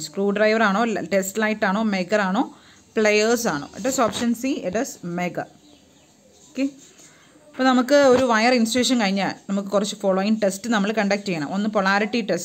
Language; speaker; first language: English; non-native, local second language; Malayalam